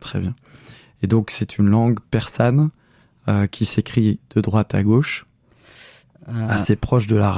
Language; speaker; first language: French; native; French